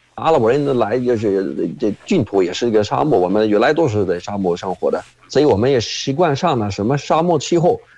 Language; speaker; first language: Chinese; non-native, fluent; Arabic